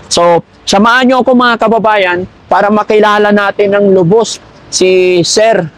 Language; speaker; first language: Filipino; native; Filipino